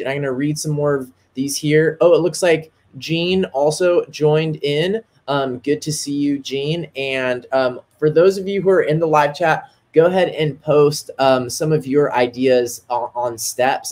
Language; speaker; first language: English; native; English